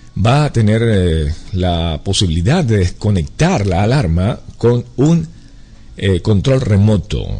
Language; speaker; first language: Spanish; native; Spanish